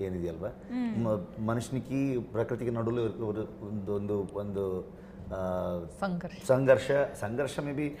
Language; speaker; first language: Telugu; non-native, learner; Kannada